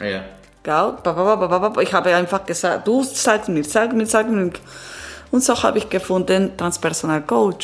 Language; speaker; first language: German; non-native, learner; Italian